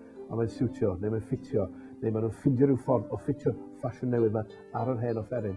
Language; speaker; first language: Welsh; native; Welsh